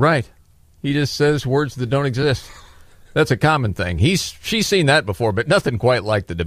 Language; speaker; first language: English; native; English